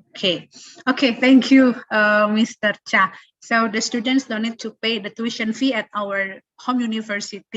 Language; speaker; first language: English; non-native, fluent; Indonesian